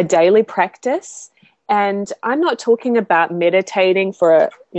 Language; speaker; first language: English; native; English